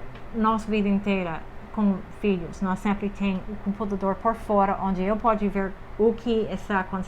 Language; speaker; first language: Portuguese; non-native, fluent; English